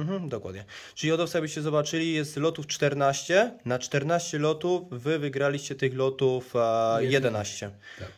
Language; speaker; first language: Polish; native; Polish